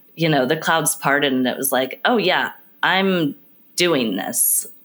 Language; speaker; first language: English; native; English